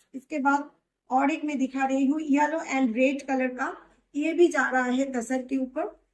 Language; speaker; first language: Hindi; non-native, local second language; Bangla